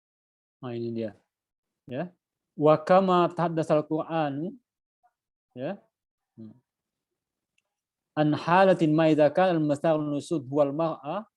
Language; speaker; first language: Arabic; non-native, fluent; Indonesian